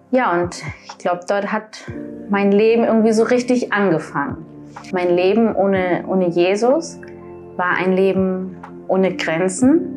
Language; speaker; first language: German; early bilingual, other home language; Spanish